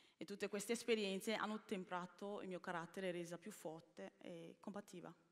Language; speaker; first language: Italian; early bilingual, other home language; Bini